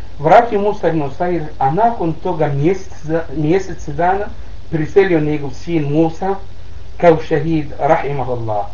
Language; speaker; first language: Bosnian; non-native, learner; Arabic